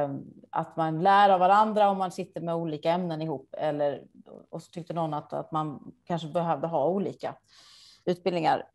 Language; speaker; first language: Swedish; native; Swedish